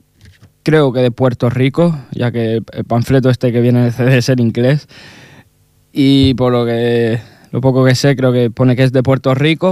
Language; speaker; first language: Spanish; native; Spanish